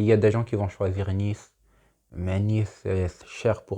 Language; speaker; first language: French; non-native, local second language; Arabic